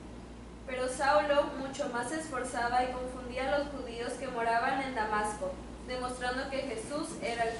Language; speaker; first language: Spanish; native; Spanish